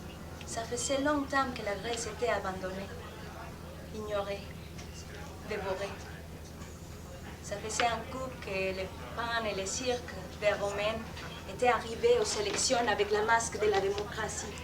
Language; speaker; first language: French; non-native, fluent; Spanish